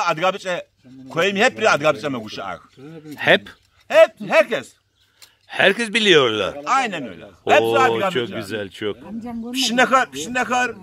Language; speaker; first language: Turkish; non-native, local second language; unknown